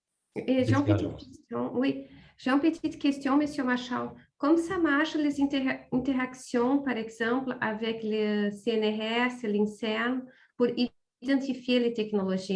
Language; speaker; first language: French; non-native, fluent; Portuguese